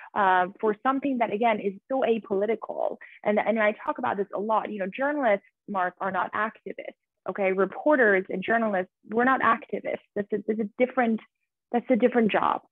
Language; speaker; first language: English; early bilingual, other home language; Persian